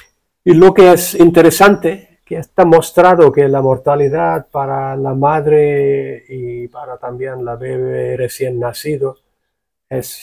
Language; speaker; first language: Spanish; non-native, fluent; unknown